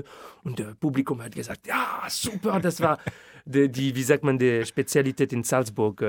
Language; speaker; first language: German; non-native, fluent; French